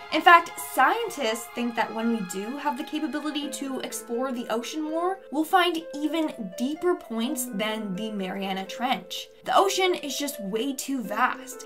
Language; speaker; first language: English; native; English